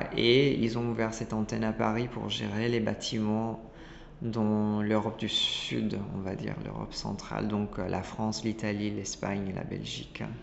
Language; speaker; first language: French; non-native, fluent; Italian